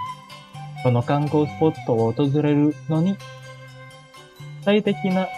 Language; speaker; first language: Japanese; non-native, fluent; Indonesian